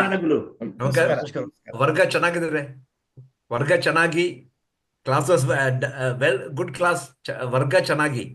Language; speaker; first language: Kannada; non-native, learner; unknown